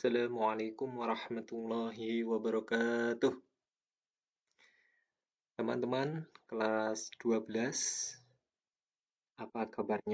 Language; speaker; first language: Indonesian; native; Indonesian